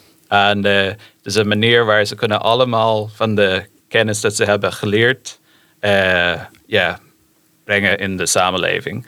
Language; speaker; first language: Dutch; non-native, fluent; English